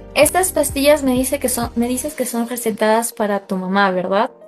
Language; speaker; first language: Spanish; native; Spanish